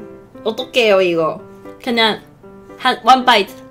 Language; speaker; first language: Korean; non-native, learner; Cantonese